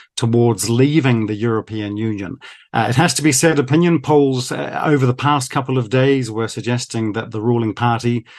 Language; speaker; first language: English; native; English